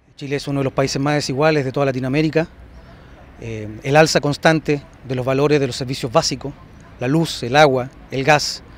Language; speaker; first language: Spanish; native; Spanish